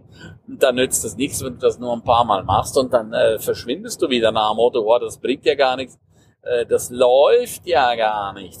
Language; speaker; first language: German; non-native, local second language; Romansh